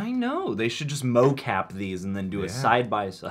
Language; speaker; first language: English; native; English